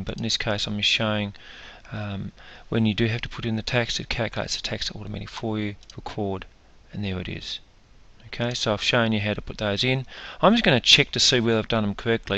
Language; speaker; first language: English; native; English